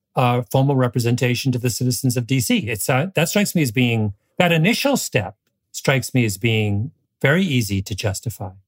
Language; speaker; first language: English; native; English